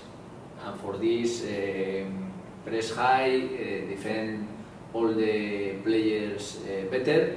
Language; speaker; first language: English; non-native, learner; Spanish